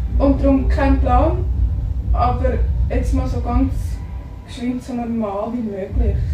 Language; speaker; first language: German; native; German